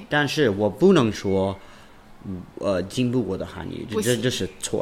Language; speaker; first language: Chinese; non-native, learner; English